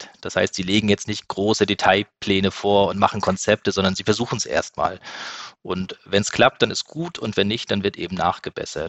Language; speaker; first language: German; native; German